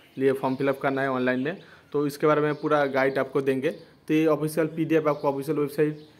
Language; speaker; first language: Hindi; non-native, local second language; Bangla